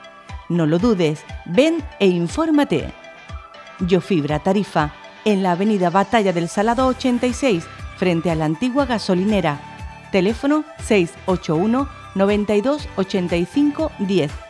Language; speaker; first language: Spanish; native; Spanish